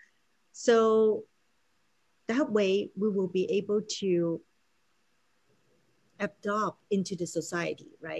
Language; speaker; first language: English; non-native, local second language; Cantonese